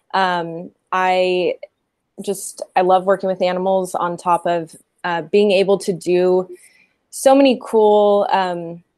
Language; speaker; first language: English; native; English